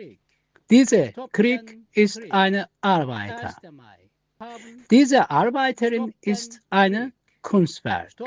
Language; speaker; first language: German; non-native, learner; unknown